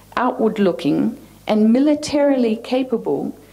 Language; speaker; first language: English; native; English